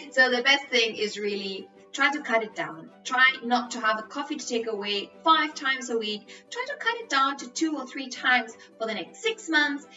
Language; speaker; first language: English; non-native, fluent; Spanish